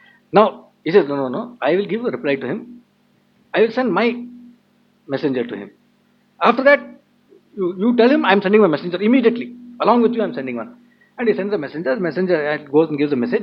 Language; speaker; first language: English; non-native, local second language; Tamil